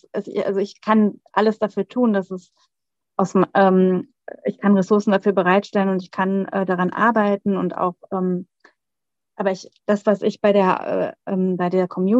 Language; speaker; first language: German; native; German